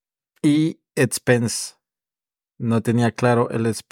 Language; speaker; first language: Spanish; native; Spanish